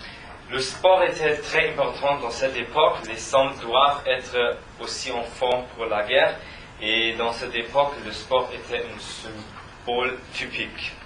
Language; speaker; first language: French; non-native, learner; German